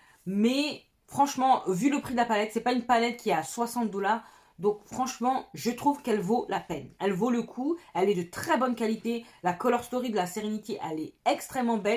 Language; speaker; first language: French; native; French